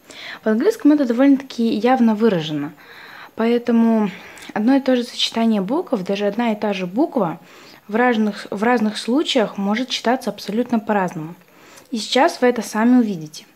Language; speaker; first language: Russian; native; Russian